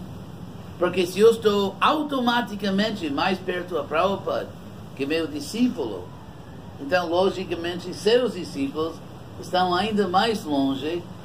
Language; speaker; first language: Portuguese; non-native, fluent; English